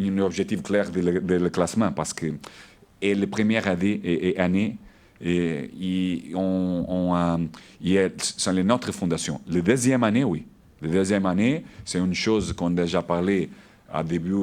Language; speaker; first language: French; non-native, learner; Portuguese